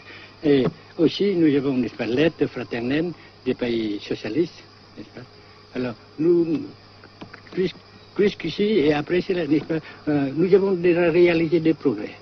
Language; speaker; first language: French; non-native, fluent; Vietnamese